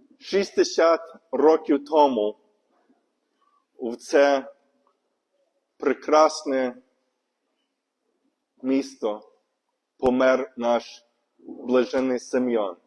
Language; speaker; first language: Ukrainian; non-native, learner; English